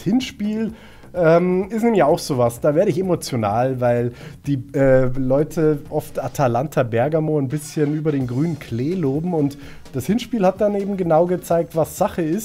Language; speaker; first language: German; native; German